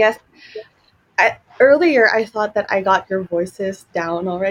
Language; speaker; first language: English; non-native, local second language; Filipino